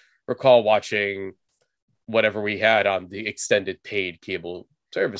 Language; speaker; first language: English; native; English